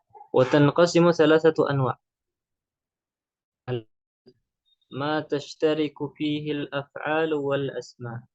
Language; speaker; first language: Arabic; non-native, fluent; Indonesian